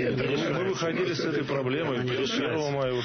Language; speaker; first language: Russian; native; Russian